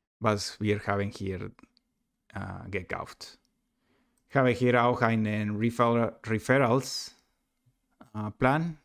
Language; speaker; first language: German; non-native, learner; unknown